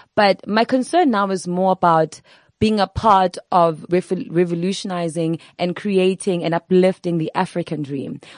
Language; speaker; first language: English; non-native, local second language; Zulu